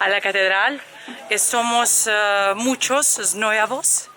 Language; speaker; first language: Spanish; non-native, learner; Serbian